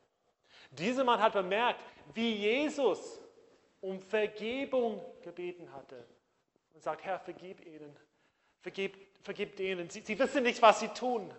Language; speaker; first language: German; non-native, fluent; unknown